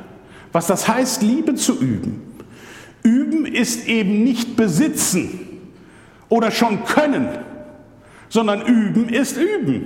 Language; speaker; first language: German; native; German